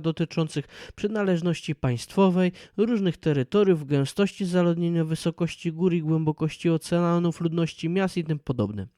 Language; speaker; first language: Polish; native; Polish